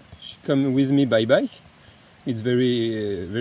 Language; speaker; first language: English; non-native, learner; French